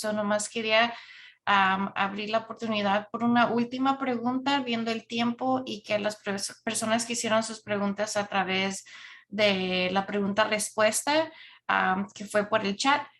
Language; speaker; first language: Spanish; early bilingual, heritage; Spanish